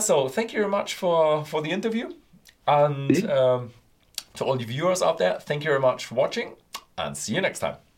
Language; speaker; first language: English; non-native, fluent; German